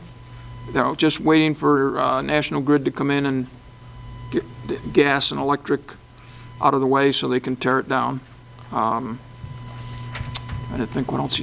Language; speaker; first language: English; native; English